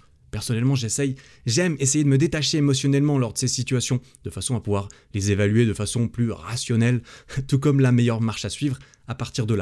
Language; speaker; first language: French; native; French